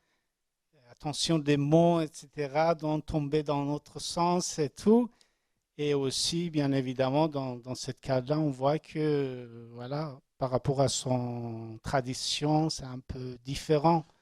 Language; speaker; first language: French; non-native, learner; Persian